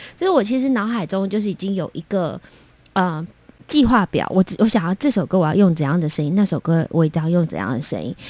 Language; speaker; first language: Chinese; non-native, local second language; Min Nan Chinese